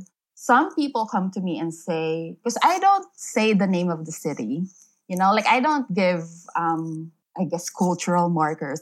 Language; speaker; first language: English; non-native, local second language; Filipino